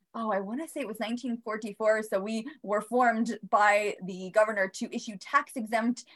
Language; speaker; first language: English; early bilingual, other home language; Bosnian